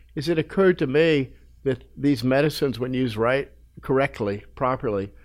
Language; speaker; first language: English; native; English